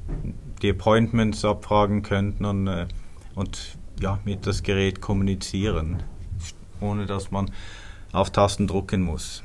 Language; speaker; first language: German; non-native, fluent; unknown